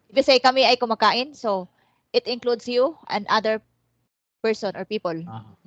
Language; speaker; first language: English; non-native, fluent; Filipino